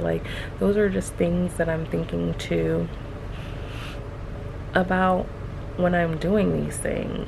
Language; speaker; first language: English; native; English